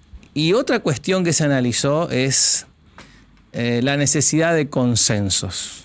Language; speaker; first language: Spanish; native; Spanish